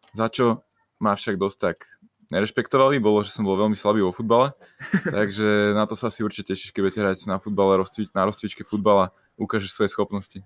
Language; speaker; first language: Slovak; native; Slovak